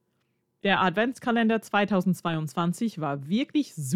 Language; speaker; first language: German; non-native, fluent; English